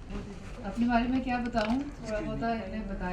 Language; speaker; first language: Hindi; native; Hindi